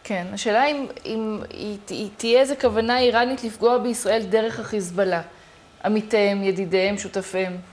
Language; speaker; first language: Hebrew; native; Hebrew